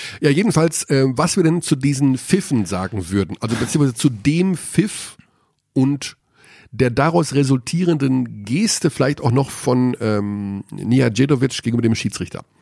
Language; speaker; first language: German; native; German